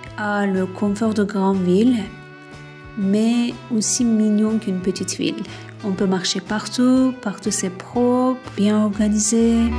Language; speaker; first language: French; non-native, fluent; Turkish